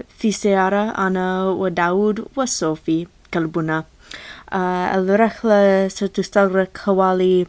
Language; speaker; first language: Arabic; non-native, learner; English